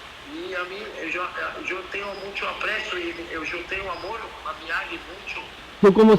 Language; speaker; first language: Spanish; non-native, learner; Portuguese